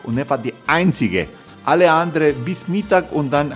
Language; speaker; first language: German; non-native, fluent; Croatian